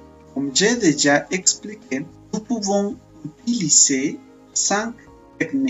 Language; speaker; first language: French; non-native, fluent; Spanish